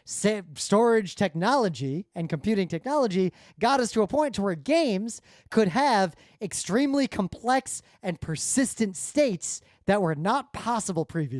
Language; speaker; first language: English; native; English